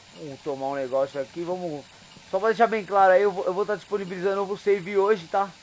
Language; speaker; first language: Portuguese; native; Portuguese